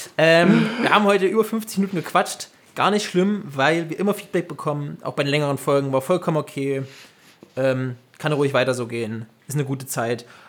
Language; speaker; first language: German; native; German